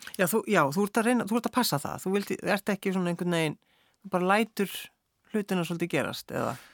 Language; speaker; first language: Icelandic; native; Icelandic